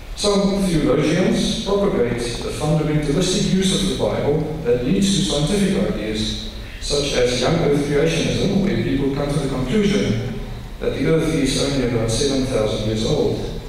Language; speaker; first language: English; non-native, local second language; Afrikaans